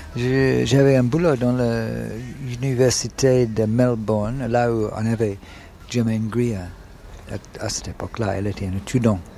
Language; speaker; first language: French; non-native, fluent; English